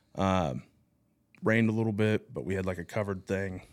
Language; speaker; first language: English; native; English